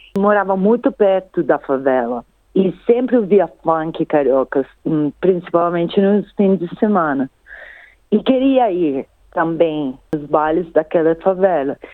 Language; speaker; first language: Portuguese; non-native, fluent; Italian